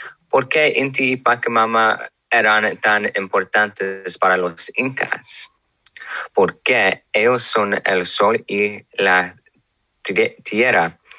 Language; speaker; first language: Spanish; non-native, learner; English